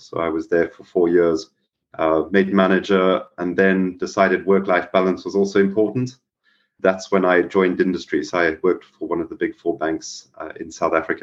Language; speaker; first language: English; native; English